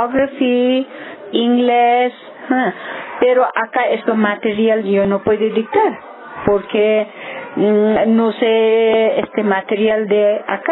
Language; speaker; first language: Spanish; non-native, learner; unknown